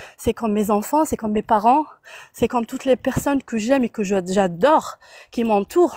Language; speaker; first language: French; non-native, local second language; Arabic